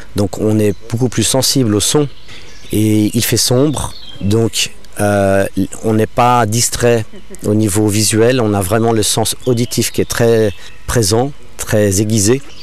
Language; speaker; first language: French; non-native, local second language; English